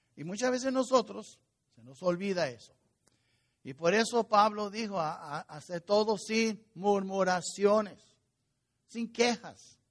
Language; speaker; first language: Spanish; non-native, fluent; English